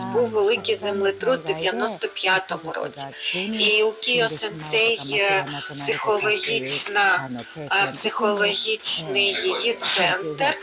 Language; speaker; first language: Ukrainian; non-native, fluent; Japanese